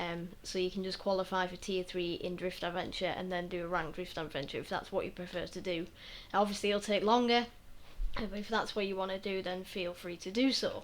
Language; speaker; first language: English; native; English